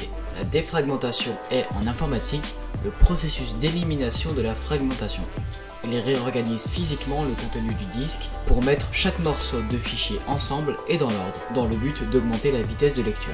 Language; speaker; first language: French; native; French